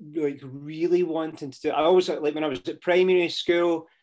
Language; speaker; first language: English; native; English